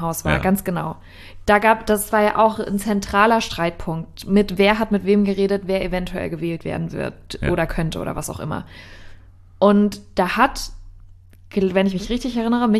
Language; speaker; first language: German; native; German